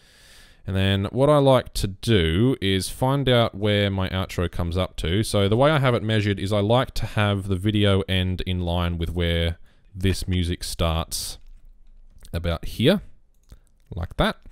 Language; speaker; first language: English; native; English